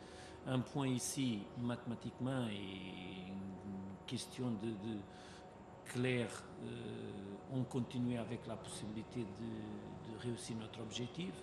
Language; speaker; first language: French; non-native, learner; Portuguese